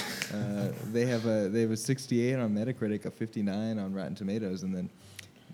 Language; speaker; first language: English; native; English